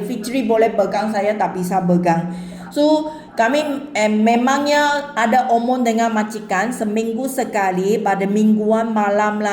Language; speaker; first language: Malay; non-native, local second language; Chinese